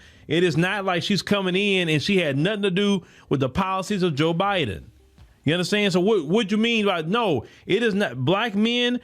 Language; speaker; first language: English; native; English